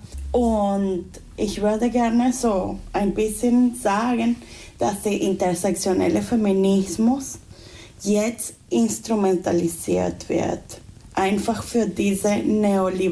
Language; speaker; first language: German; non-native, fluent; Spanish